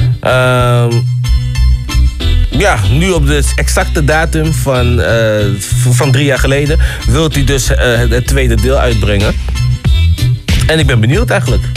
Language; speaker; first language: Dutch; native; Dutch